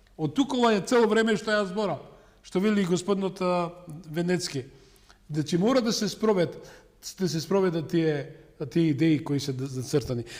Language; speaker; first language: Macedonian; native; Macedonian